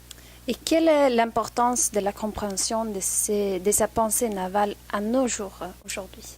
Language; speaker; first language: French; native; French